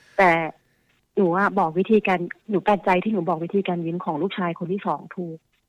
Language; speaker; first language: Thai; native; Thai